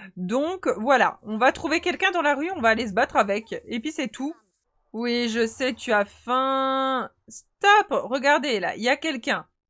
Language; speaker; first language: French; native; French